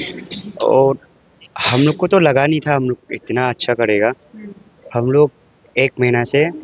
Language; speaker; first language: Hindi; non-native, local second language; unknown